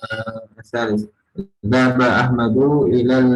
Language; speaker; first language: Arabic; non-native, learner; Indonesian